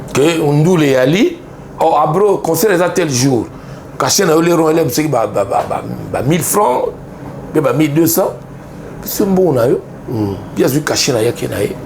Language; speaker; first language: French; non-native, local second language; Lingala